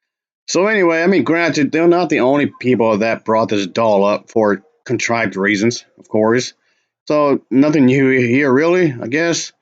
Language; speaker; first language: English; native; English